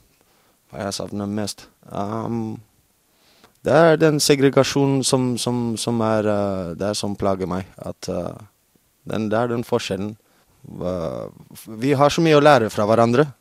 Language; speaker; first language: Norwegian; non-native, fluent; English